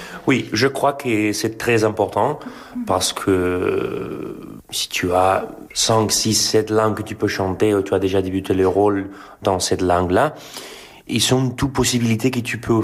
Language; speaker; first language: French; non-native, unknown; Spanish